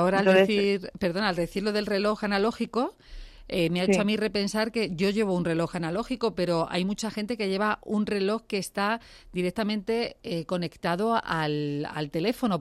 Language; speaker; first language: Spanish; native; Spanish